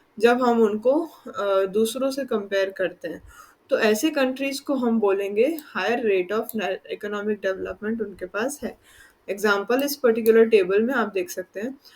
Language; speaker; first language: Hindi; non-native, local second language; Gujarati